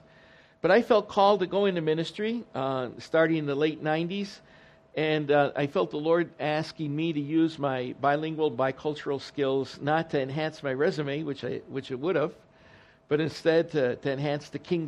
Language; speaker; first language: English; early bilingual, other home language; Spanish